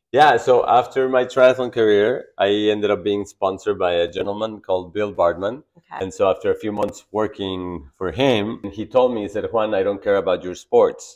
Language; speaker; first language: English; non-native, fluent; Spanish